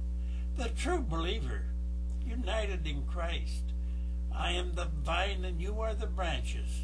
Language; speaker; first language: English; native; English